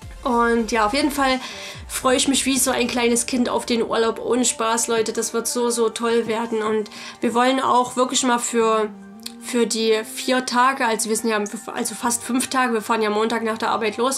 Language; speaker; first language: German; native; German